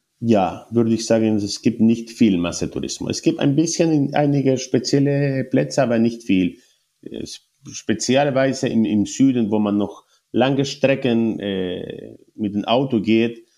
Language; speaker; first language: German; non-native, learner; Spanish